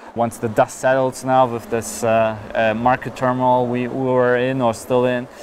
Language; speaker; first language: English; non-native, fluent; German